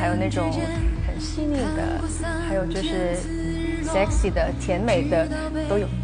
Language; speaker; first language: Chinese; non-native, fluent; Thai